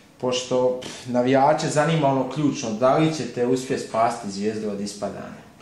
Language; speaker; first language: Croatian; native; Croatian